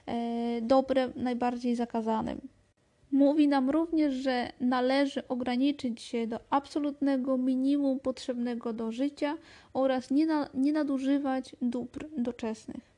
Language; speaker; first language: Polish; native; Polish